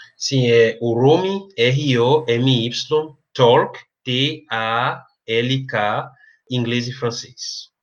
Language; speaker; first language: Portuguese; non-native, fluent; French